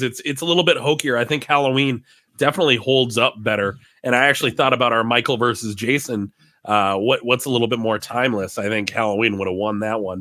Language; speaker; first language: English; native; English